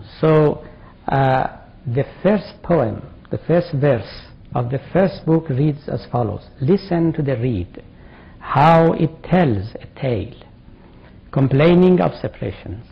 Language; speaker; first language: English; non-native, fluent; Persian